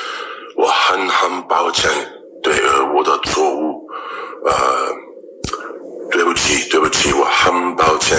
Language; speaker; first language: Chinese; non-native, learner; English